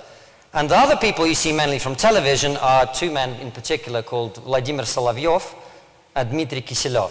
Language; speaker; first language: English; early bilingual, other home language; Russian